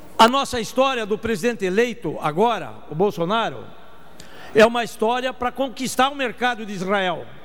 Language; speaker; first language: Portuguese; native; Portuguese